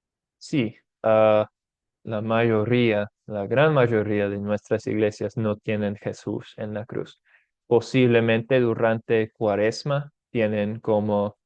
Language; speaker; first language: Spanish; non-native, fluent; English